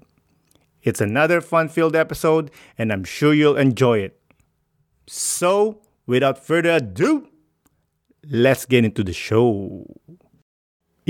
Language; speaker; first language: English; non-native, local second language; Filipino